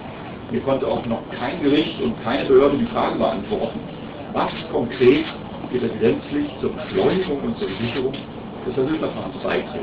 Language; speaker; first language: German; native; German